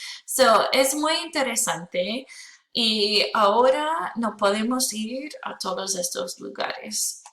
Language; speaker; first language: Spanish; non-native, fluent; English